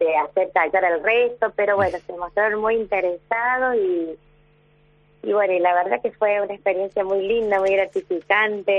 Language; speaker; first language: Spanish; native; Spanish